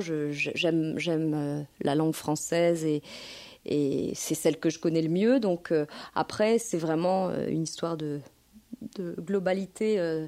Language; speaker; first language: French; native; French